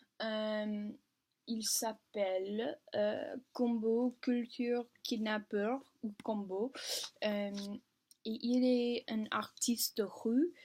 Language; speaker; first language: French; non-native, learner; English